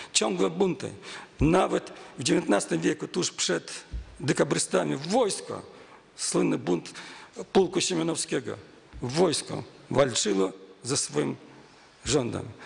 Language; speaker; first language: Polish; non-native, fluent; Russian